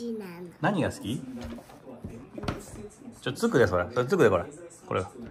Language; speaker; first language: Japanese; native; Japanese